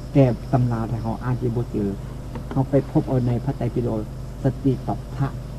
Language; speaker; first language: Thai; native; Thai